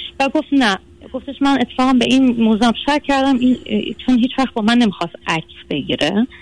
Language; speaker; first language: Persian; early bilingual, heritage; Persian